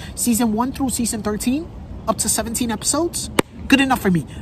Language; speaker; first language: English; native; English